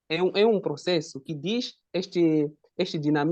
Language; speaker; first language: Portuguese; non-native, fluent; Italian